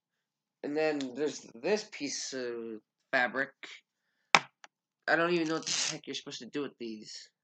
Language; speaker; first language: English; native; English